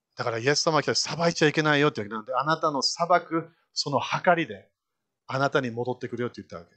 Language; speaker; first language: Japanese; native; Japanese